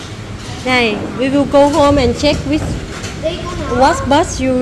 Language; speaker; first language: English; non-native, learner; Vietnamese